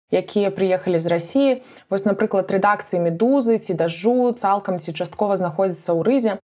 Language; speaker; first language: Belarusian; native; Belarusian